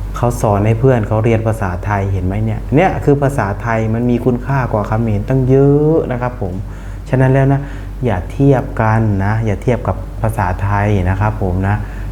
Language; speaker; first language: Thai; non-native, fluent; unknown